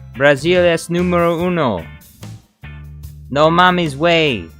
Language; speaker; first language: Spanish; non-native, learner; English